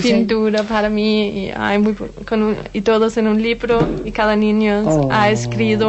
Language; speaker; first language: Spanish; non-native, learner; Danish